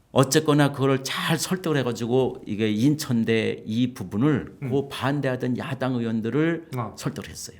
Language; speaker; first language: Korean; native; Korean